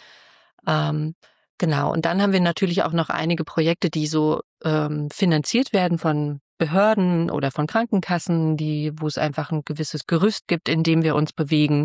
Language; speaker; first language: German; native; German